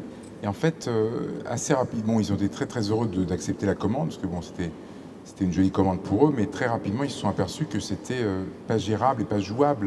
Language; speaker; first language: French; native; French